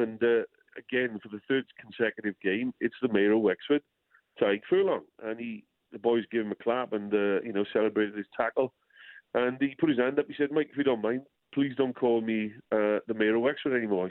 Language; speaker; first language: English; native; English